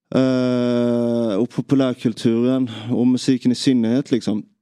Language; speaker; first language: Swedish; native; Swedish